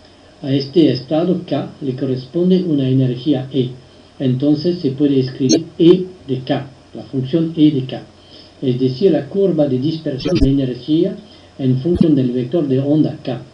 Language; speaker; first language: Spanish; non-native, fluent; French